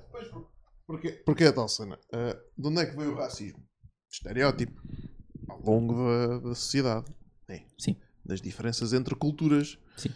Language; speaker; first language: Portuguese; native; Portuguese